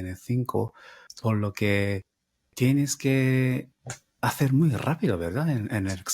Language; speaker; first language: Spanish; non-native, fluent; Japanese